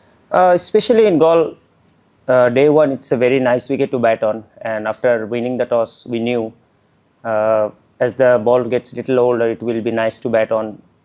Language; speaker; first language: English; non-native, local second language; Bangla